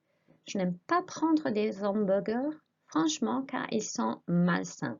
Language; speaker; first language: French; non-native, fluent; English